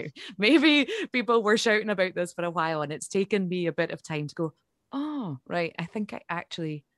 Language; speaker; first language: English; native; English